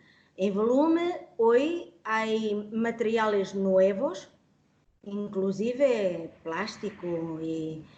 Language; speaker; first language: Spanish; non-native, learner; Portuguese